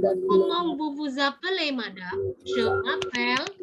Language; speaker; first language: French; non-native, fluent; Indonesian